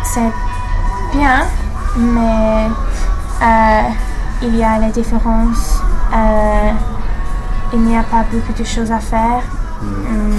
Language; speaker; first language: French; non-native, learner; English